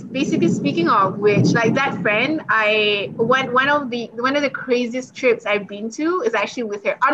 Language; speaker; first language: English; non-native, local second language; Malay